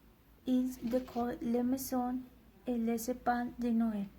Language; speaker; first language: French; non-native, learner; Spanish